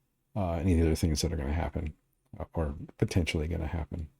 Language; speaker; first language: English; native; English